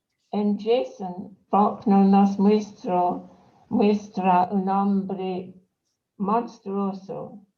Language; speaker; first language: Spanish; non-native, fluent; English